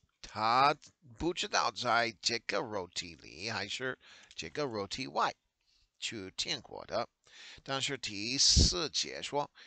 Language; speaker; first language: Chinese; non-native, learner; English